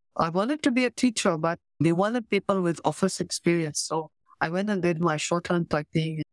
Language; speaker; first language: English; native; English